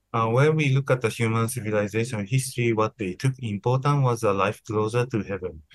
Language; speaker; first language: English; non-native, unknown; Japanese